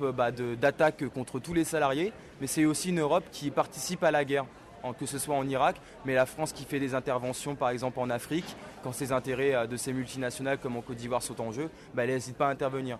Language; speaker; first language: French; native; French